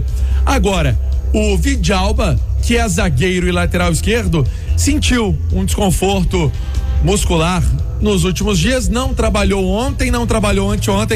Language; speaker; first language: Portuguese; native; Portuguese